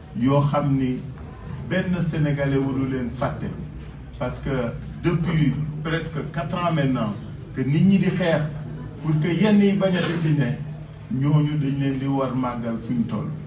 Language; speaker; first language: Wolof; native; Wolof